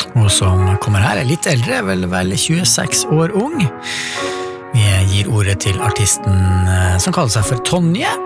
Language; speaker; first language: Norwegian; native; Norwegian